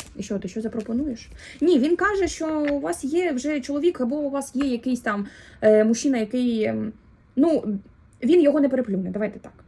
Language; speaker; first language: Ukrainian; non-native, local second language; Russian